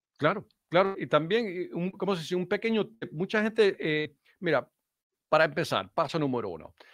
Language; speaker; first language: Spanish; early bilingual, heritage; Spanish